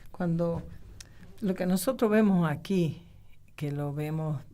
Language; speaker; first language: Spanish; native; Spanish